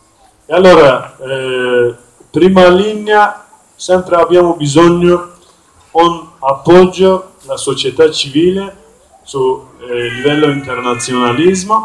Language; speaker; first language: Italian; non-native, learner; Kurdish